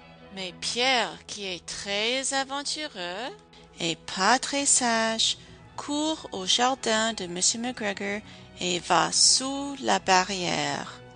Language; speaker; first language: French; non-native, fluent; English